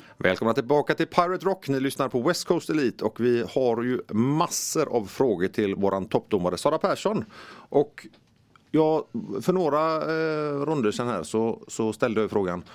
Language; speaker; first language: Swedish; native; Swedish